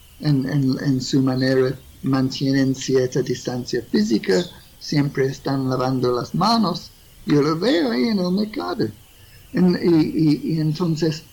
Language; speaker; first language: Spanish; non-native, fluent; English